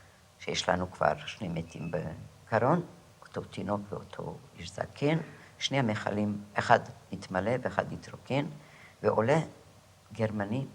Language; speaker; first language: Hebrew; non-native, fluent; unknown